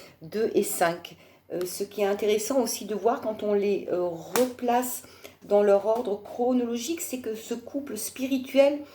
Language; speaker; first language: French; native; French